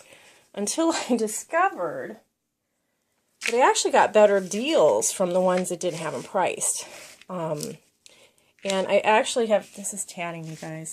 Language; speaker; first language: English; native; English